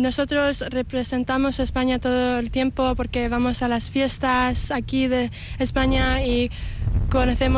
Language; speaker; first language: Spanish; early bilingual, heritage; English